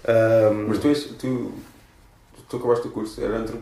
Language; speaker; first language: Portuguese; native; Portuguese